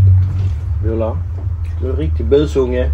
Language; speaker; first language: Swedish; early bilingual, other home language; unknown